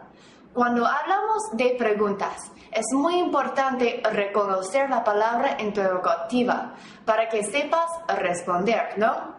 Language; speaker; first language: Spanish; non-native, fluent; English